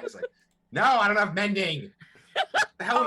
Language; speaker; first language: English; native; English